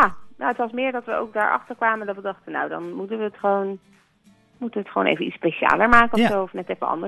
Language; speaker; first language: Dutch; native; Dutch